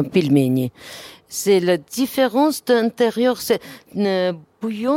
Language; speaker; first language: French; non-native, learner; Armenian